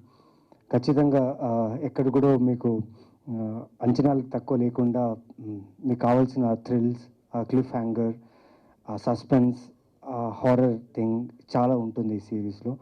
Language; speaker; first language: Telugu; native; Telugu